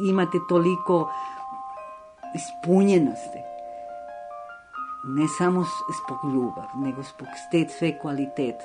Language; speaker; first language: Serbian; non-native, fluent; Spanish